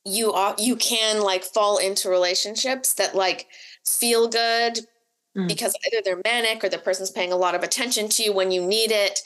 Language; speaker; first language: English; native; English